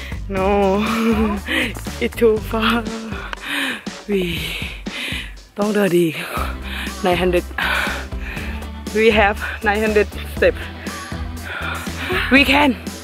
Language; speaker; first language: English; non-native, learner; Thai